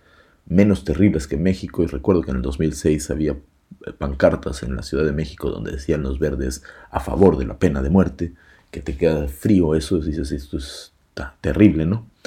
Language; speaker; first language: Spanish; native; Spanish